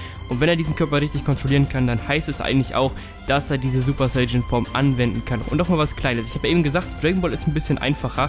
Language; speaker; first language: German; native; German